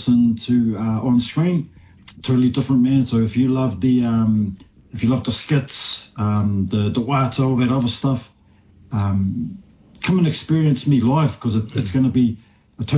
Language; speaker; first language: English; native; English